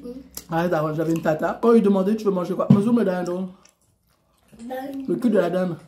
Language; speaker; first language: French; native; French